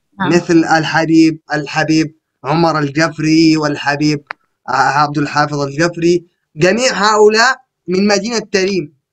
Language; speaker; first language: Arabic; native; Arabic